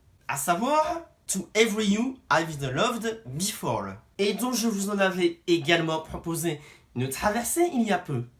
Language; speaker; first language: French; native; French